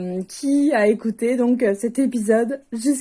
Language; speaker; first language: French; native; French